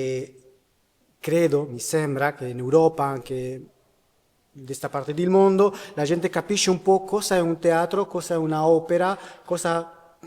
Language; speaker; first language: Italian; non-native, learner; Spanish